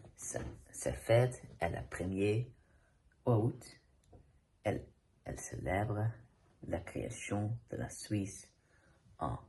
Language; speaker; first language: French; non-native, learner; Dutch